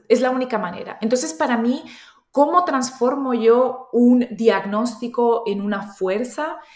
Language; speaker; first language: Spanish; native; Spanish